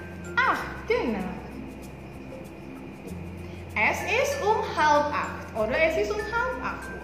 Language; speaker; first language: German; non-native, learner; Indonesian